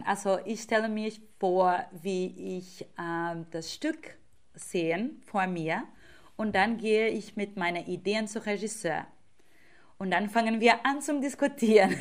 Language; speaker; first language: German; non-native, fluent; Portuguese